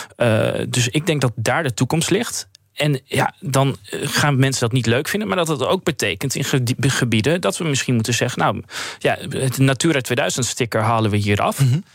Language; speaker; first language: Dutch; native; Dutch